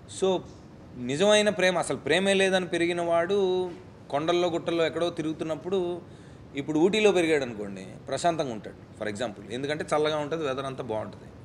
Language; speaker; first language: Telugu; native; Telugu